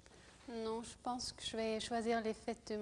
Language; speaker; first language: French; non-native, fluent; Norwegian